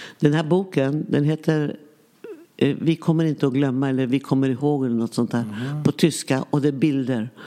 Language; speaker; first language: Swedish; early bilingual, other home language; Yiddish